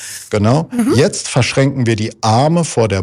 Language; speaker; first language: German; native; German